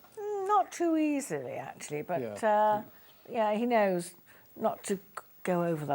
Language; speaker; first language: English; native; English